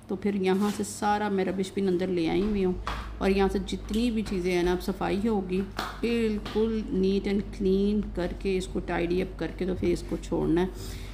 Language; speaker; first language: Urdu; native; Urdu